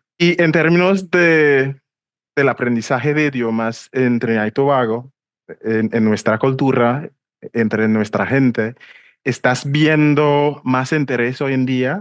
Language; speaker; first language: Spanish; non-native, fluent; English